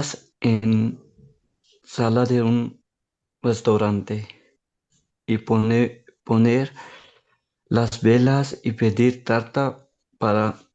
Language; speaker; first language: Spanish; non-native, learner; Urdu